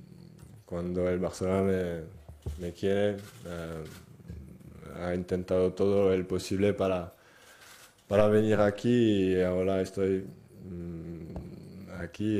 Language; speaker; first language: Spanish; non-native, fluent; French